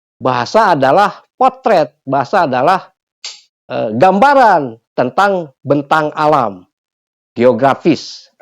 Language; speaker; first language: Indonesian; non-native, local second language; Sundanese